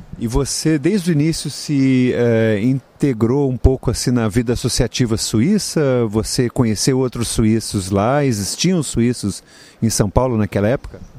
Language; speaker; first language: Portuguese; native; Portuguese